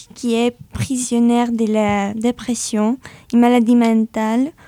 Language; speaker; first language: French; non-native, fluent; Spanish